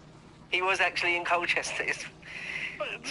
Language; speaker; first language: English; native; English